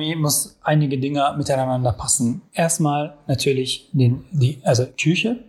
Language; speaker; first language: German; non-native, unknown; Turkish